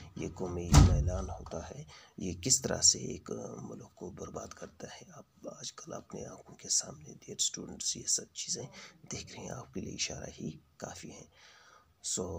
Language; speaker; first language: Hindi; native; Hindi